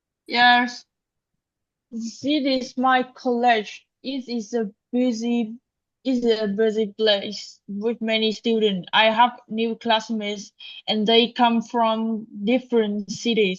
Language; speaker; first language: English; non-native, learner; Vietnamese